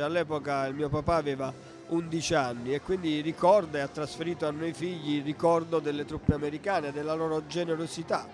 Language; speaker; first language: Italian; native; Italian